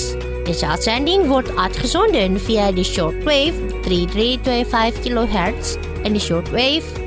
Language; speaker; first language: Dutch; non-native, fluent; Indonesian